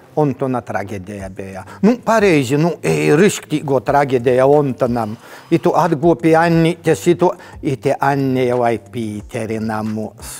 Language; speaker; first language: Latvian; native; Latvian